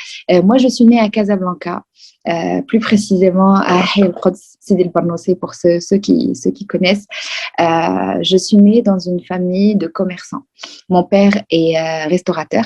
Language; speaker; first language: French; non-native, local second language; Arabic